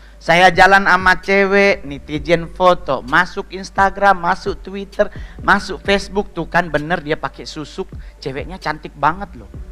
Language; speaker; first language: Indonesian; native; Indonesian